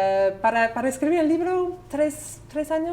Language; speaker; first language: Spanish; non-native, learner; English